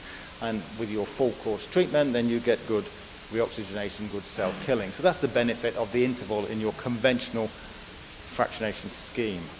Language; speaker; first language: English; native; English